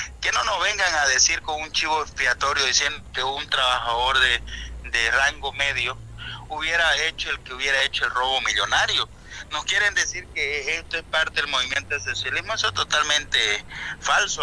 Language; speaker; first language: Spanish; native; Spanish